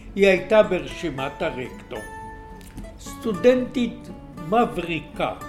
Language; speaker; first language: Hebrew; native; Hebrew